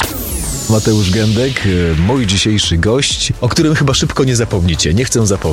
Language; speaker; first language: Polish; native; Polish